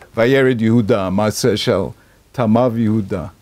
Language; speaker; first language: Hebrew; non-native, fluent; English